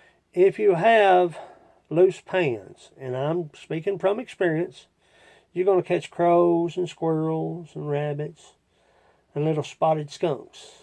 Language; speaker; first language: English; native; English